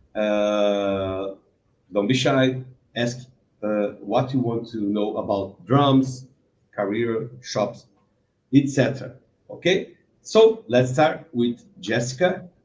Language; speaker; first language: English; non-native, learner; Portuguese